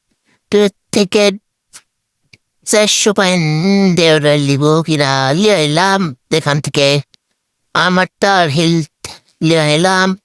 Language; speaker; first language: Bangla; native; Bangla